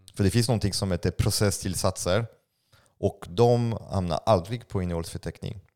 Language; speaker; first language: Swedish; non-native, fluent; French